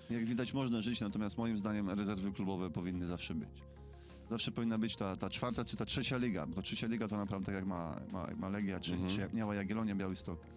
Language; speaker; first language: Polish; native; Polish